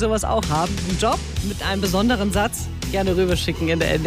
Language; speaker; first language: German; native; German